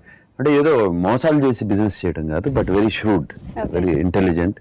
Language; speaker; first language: Telugu; native; Telugu